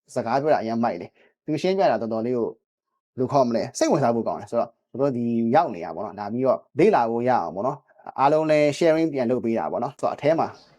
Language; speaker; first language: Burmese; native; Burmese